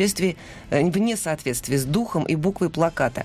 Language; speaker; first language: Russian; native; Russian